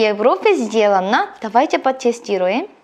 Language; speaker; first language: Russian; non-native, learner; Korean